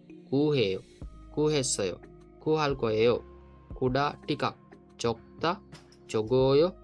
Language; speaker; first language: Korean; non-native, learner; Sinhala